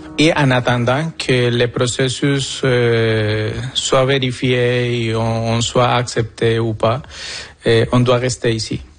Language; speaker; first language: French; non-native, fluent; Spanish